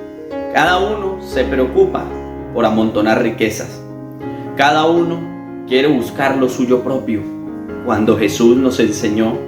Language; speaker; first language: Spanish; native; Spanish